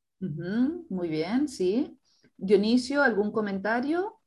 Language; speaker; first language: Spanish; native; Spanish